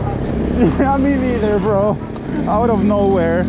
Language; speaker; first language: English; non-native, fluent; German